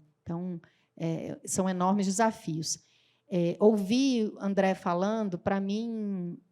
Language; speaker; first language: Portuguese; native; Portuguese